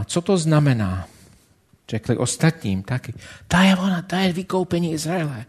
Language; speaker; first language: Czech; non-native, fluent; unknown